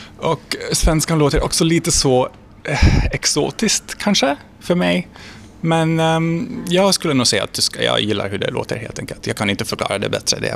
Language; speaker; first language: Swedish; non-native, fluent; Hungarian